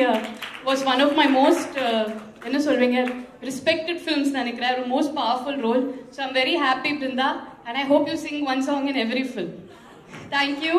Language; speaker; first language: Tamil; non-native, fluent; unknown